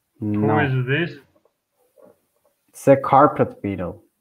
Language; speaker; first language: English; non-native, learner; Turkish